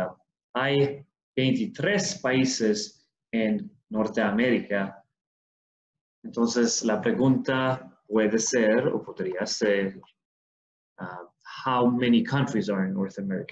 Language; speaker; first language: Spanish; non-native, fluent; Swedish